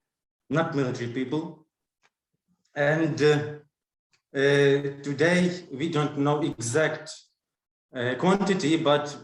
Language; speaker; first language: English; non-native, learner; Ukrainian